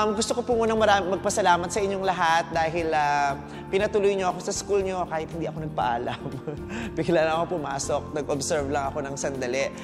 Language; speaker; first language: Filipino; native; Filipino